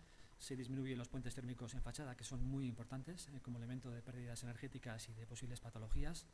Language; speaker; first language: Spanish; native; Spanish